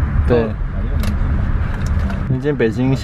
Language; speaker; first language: Chinese; native; Chinese